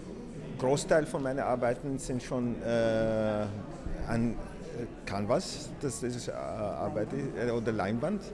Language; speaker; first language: German; non-native, fluent; Arabic